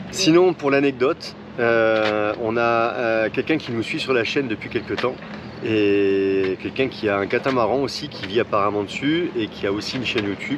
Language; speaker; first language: French; native; French